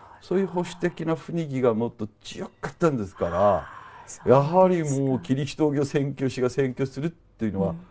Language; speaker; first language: Japanese; non-native, fluent; Korean